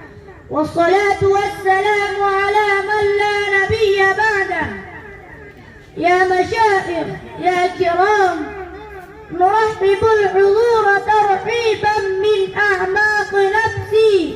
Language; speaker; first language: Arabic; non-native, learner; Urdu